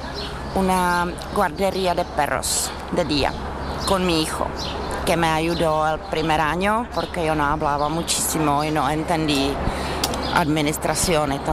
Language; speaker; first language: Spanish; non-native, fluent; Czech